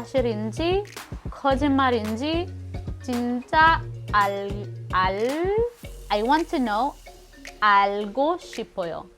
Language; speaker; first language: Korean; non-native, fluent; Filipino